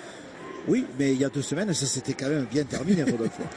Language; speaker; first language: French; native; French